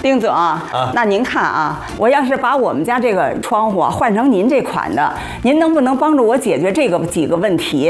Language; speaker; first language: Chinese; native; Chinese